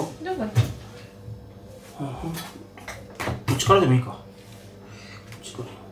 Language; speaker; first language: Japanese; native; Japanese